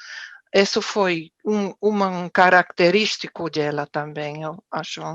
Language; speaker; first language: Portuguese; non-native, fluent; German